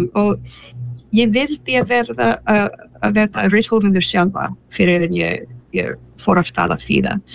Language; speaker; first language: Icelandic; non-native, fluent; English